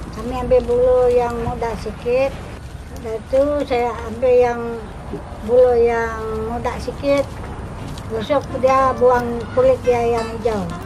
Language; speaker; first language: Malay; non-native, local second language; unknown